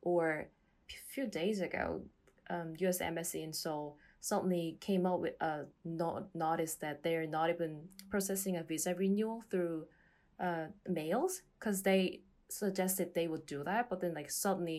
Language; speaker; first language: English; non-native, fluent; Korean